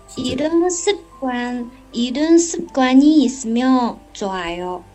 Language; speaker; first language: Korean; non-native, learner; Chinese